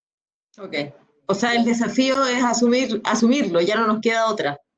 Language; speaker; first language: Spanish; native; Spanish